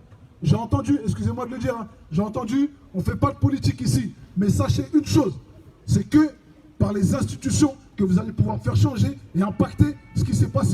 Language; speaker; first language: French; native; French